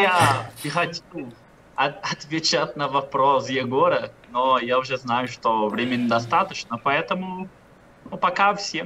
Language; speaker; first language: Russian; non-native, fluent; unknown